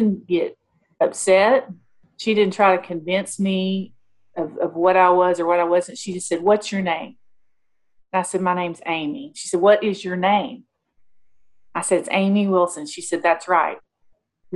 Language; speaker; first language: English; native; English